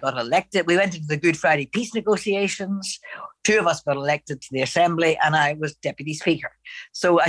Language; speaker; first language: English; native; English